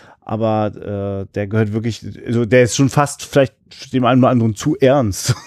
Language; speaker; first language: German; native; German